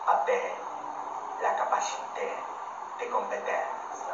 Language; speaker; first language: French; non-native, learner; Spanish